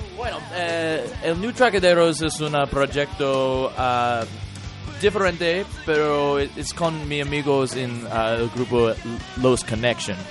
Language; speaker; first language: Spanish; non-native, learner; English